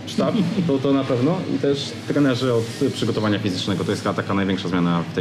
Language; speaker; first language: Polish; native; Polish